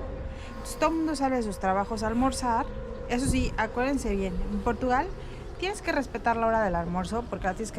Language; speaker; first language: Spanish; native; Spanish